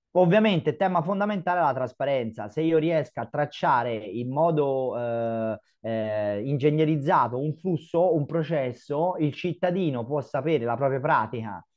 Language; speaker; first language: Italian; native; Italian